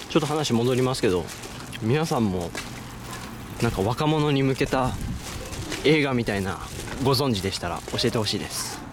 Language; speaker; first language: Japanese; native; Japanese